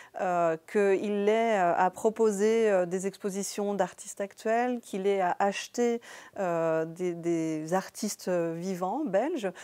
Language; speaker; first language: French; native; French